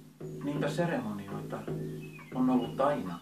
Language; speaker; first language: Finnish; native; Finnish